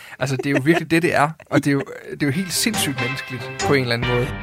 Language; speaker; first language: Danish; native; Danish